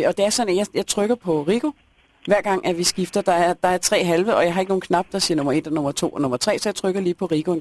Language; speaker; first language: Danish; native; Danish